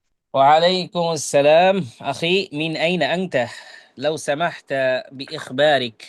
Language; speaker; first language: Arabic; non-native, fluent; Bangla